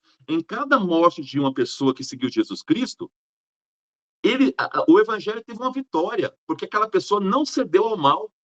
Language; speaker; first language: Portuguese; native; Portuguese